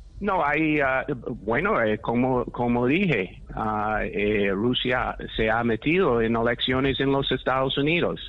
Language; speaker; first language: Spanish; non-native, fluent; English